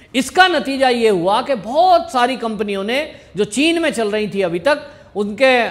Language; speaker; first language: Hindi; native; Hindi